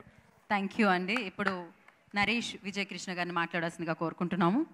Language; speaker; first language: Telugu; native; Telugu